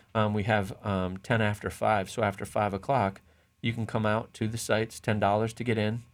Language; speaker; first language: English; native; English